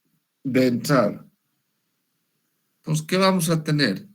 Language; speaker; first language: Spanish; native; Spanish